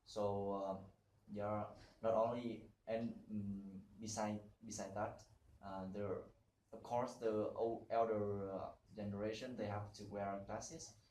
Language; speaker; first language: English; non-native, learner; Vietnamese